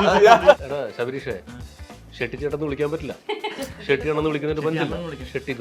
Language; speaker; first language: Malayalam; native; Malayalam